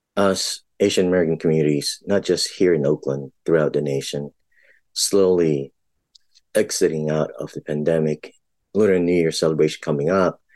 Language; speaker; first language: English; non-native, local second language; Filipino